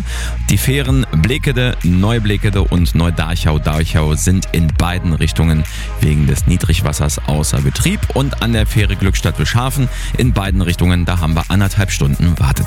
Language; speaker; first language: German; native; German